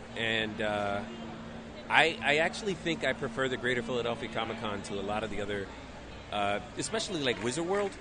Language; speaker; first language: English; native; English